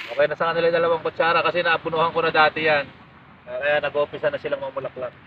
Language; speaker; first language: Filipino; native; Filipino